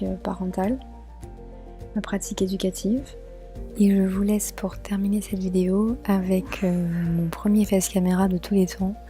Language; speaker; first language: French; native; French